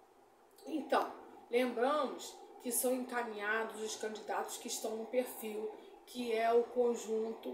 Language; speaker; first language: Portuguese; native; Portuguese